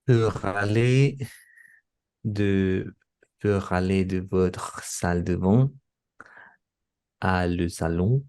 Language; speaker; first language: French; non-native, learner; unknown